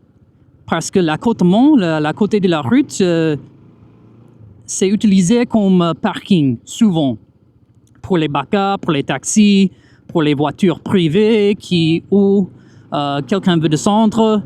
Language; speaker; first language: French; non-native, fluent; English